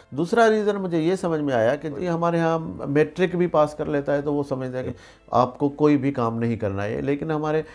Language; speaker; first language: Urdu; non-native, local second language; Sindhi